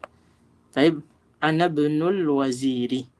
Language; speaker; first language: Arabic; non-native, fluent; Filipino